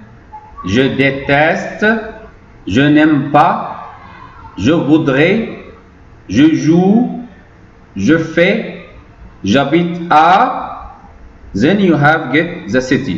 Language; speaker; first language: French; non-native, fluent; Arabic